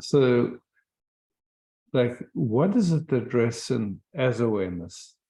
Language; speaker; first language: English; native; English